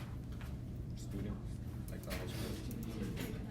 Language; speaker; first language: English; native; English